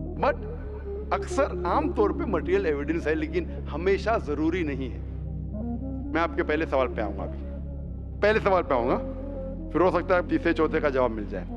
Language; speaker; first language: Hindi; non-native, local second language; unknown